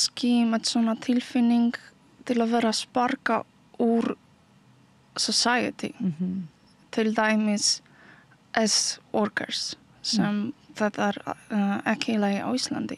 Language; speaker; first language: Icelandic; non-native, learner; Polish